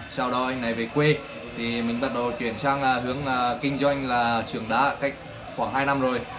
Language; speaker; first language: Vietnamese; native; Vietnamese